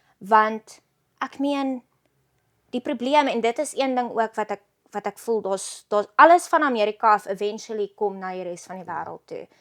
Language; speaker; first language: Afrikaans; native; Afrikaans